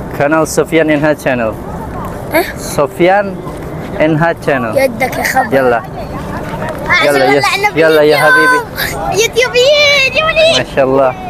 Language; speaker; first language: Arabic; non-native, learner; Indonesian